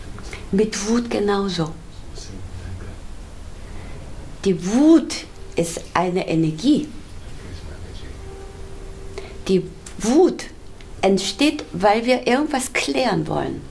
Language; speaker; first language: German; non-native, fluent; Korean